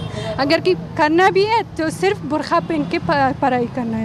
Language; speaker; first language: Hindi; non-native, learner; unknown